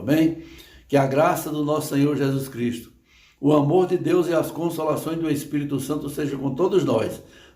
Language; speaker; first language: Portuguese; native; Portuguese